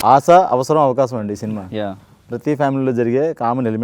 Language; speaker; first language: Telugu; native; Telugu